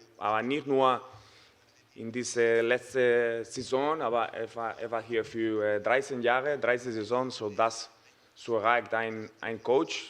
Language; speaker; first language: German; non-native, fluent; Spanish